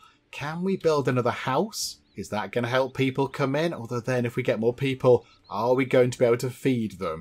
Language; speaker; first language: English; native; English